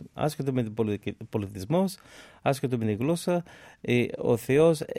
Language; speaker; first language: Greek; non-native, fluent; English